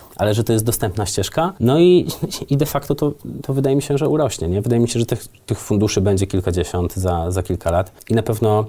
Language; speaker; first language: Polish; native; Polish